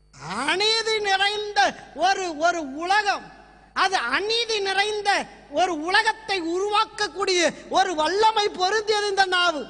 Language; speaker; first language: Tamil; native; Tamil